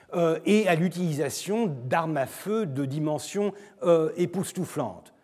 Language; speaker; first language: French; non-native, fluent; Turkish